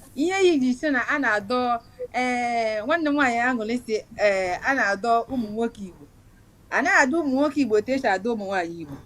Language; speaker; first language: Igbo; native; Igbo